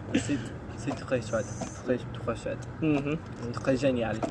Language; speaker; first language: French; non-native, learner; English